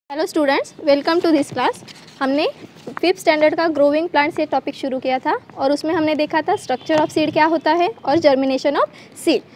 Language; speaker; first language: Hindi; non-native, local second language; Marathi